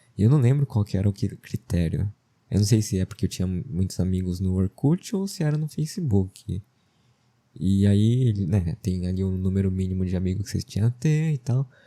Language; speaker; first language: Portuguese; early bilingual, other home language; Japanese